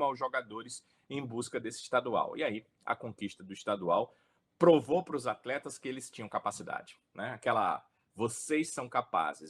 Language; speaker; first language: Portuguese; native; Portuguese